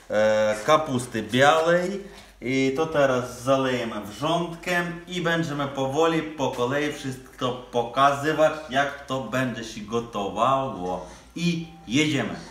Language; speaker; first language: Polish; non-native, fluent; Ukrainian